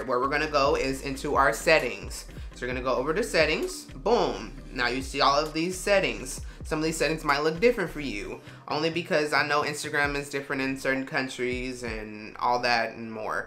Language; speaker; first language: English; native; English